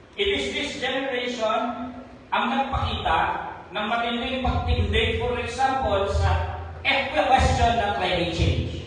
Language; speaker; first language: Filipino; non-native, local second language; Hiligaynon